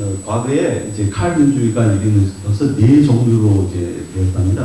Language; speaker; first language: Korean; native; Korean